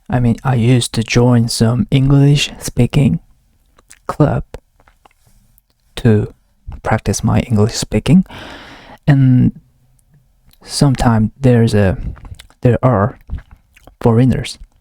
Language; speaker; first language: English; non-native, learner; Korean